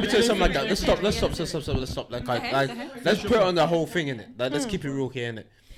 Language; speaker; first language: English; native; English